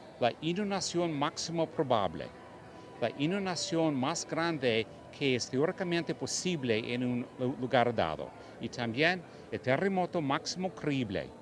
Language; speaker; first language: Spanish; non-native, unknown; English